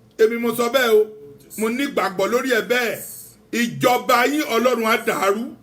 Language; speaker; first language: Yoruba; non-native, local second language; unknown